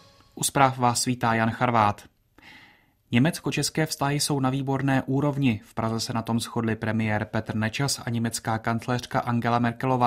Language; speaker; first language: Czech; native; Czech